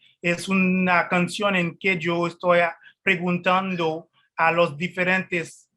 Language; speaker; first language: Spanish; non-native, fluent; Haitian Creole